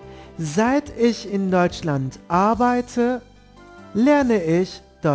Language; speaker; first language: German; non-native, fluent; Turkish